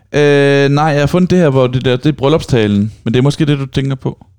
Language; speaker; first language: Danish; native; Danish